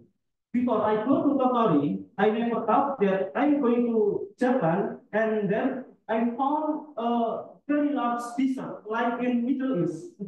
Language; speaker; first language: English; non-native, fluent; Indonesian